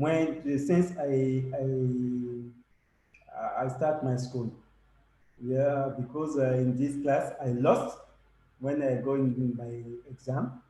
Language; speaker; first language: English; non-native, learner; French